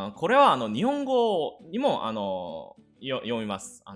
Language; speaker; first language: Japanese; non-native, learner; Korean